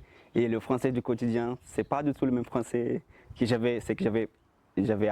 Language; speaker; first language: French; non-native, fluent; Portuguese